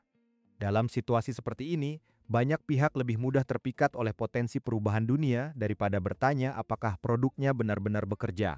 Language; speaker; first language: Indonesian; native; Indonesian